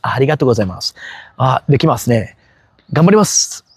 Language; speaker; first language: Japanese; non-native, learner; English